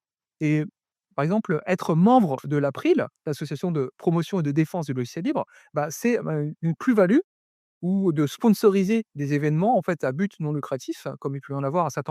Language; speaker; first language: French; native; French